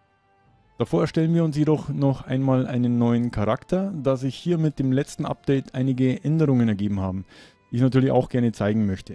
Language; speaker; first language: German; native; German